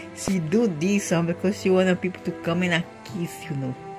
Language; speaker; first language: English; non-native, learner; Portuguese